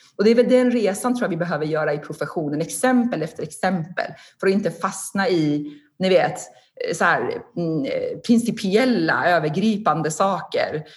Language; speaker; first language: Swedish; non-native, fluent; Persian